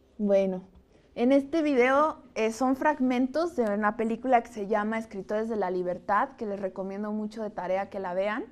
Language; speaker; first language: Spanish; native; Spanish